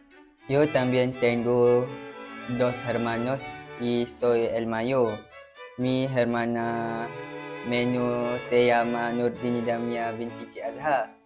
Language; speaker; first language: Spanish; non-native, learner; Malay